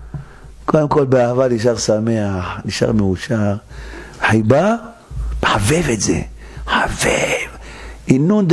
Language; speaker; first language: Hebrew; native; Hebrew